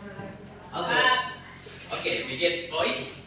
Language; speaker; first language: German; non-native, learner; Indonesian